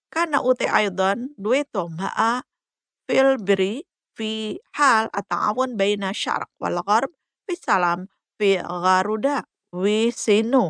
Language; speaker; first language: Arabic; non-native, fluent; Indonesian